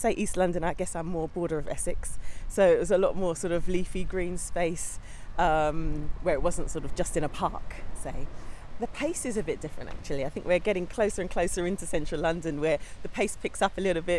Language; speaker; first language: English; native; English